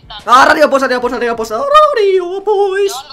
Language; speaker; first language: Finnish; native; Finnish